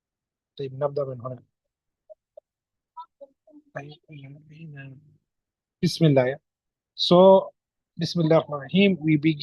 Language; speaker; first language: Arabic; non-native, fluent; English